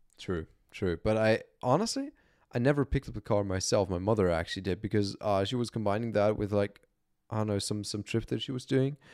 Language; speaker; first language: English; non-native, fluent; German